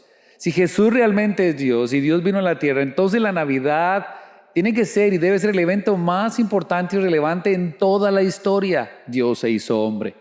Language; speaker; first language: Spanish; native; Spanish